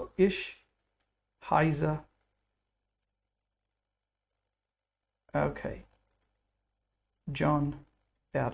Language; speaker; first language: German; non-native, fluent; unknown